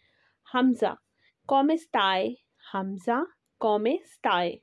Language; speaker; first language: Italian; non-native, learner; Urdu